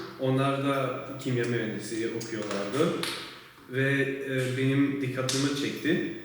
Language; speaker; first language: Turkish; early bilingual, heritage; Turkish